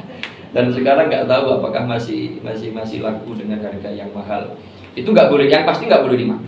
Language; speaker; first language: Indonesian; non-native, local second language; Javanese